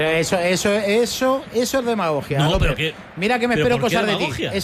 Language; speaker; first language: Spanish; native; Spanish